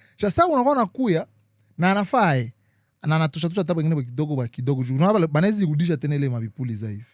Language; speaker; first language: Swahili; native; Swahili